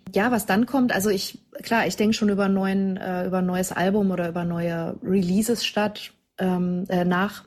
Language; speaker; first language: German; native; German